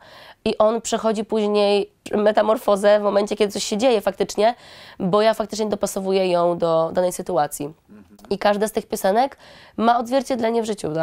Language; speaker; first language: Polish; native; Polish